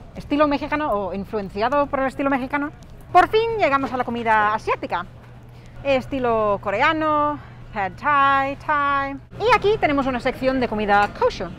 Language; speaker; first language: Spanish; non-native, fluent; English